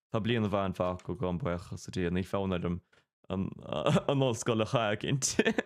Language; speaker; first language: Irish; non-native, local second language; English